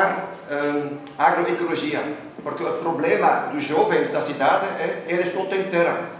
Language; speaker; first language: Portuguese; non-native, fluent; Dutch